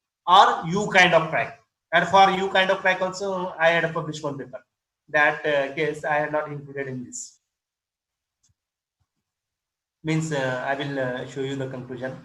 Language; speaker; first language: English; non-native, local second language; Marathi